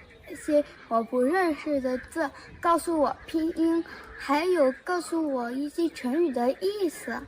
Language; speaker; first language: Chinese; non-native, learner; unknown